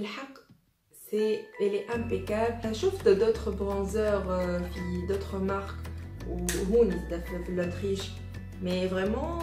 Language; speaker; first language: Arabic; native; Arabic